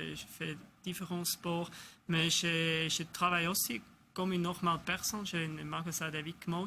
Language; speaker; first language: French; non-native, local second language; German